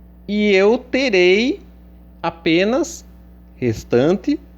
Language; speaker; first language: Portuguese; native; Portuguese